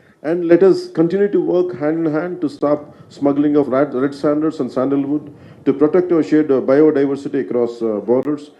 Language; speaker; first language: English; non-native, local second language; Telugu